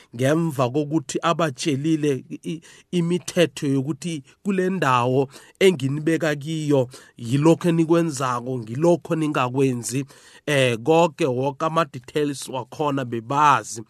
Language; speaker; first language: Zulu; non-native, local second language; South Ndebele